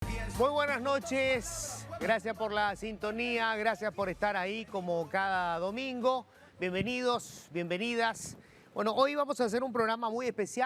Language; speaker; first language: Spanish; native; Spanish